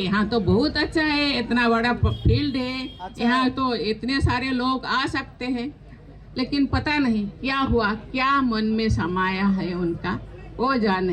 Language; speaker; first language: Hindi; non-native, local second language; Santali